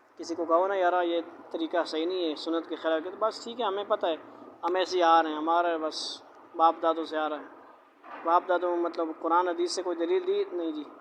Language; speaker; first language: Urdu; non-native, local second language; Punjabi